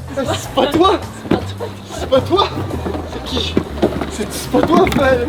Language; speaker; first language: French; native; French